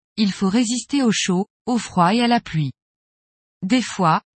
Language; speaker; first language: French; non-native, fluent; Spanish